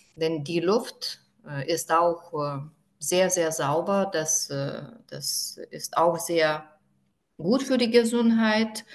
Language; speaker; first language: German; non-native, fluent; Lithuanian